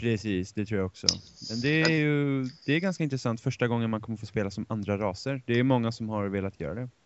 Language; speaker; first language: Swedish; native; Swedish